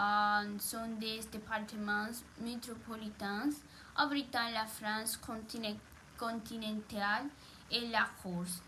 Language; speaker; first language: French; non-native, learner; Spanish